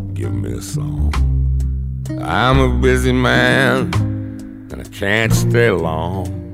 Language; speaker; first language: English; native; English